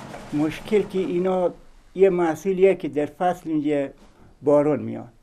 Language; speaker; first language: Persian; native; Persian